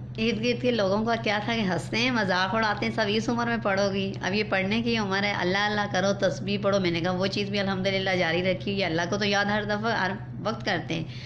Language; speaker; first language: Urdu; non-native, local second language; Northern Hindko